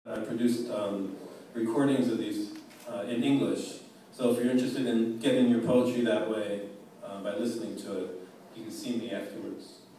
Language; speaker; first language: English; native; English